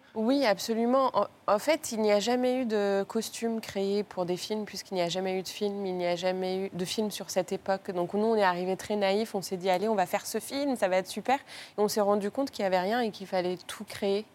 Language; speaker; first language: French; non-native, local second language; Arabic